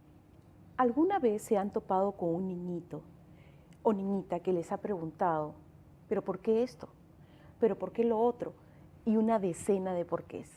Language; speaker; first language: Spanish; native; Spanish